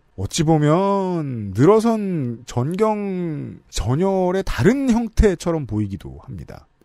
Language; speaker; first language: Korean; native; Korean